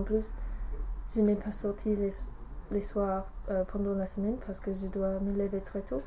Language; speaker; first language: French; non-native, learner; English